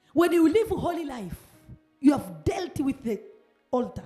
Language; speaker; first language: English; non-native, local second language; Swahili